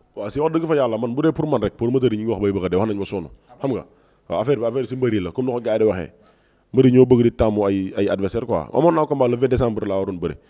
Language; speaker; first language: Wolof; native; Wolof